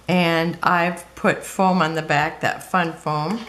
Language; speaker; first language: English; native; English